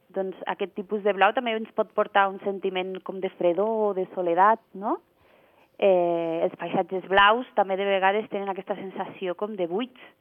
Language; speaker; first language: Catalan; native; Catalan